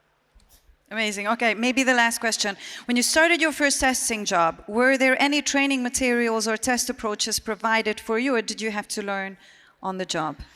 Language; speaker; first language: English; non-native, fluent; Hungarian